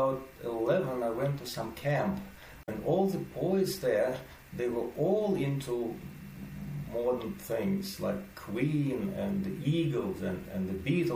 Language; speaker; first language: English; non-native, fluent; Russian